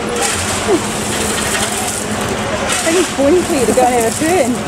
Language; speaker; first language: English; native; English